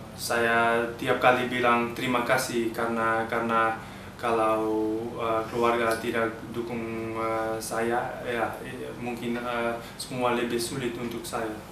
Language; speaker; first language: Indonesian; early bilingual, heritage; Dutch